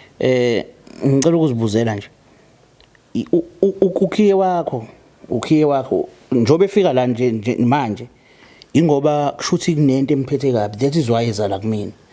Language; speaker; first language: Zulu; native; Zulu